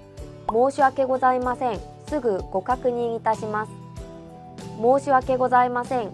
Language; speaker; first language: Japanese; non-native, fluent; Korean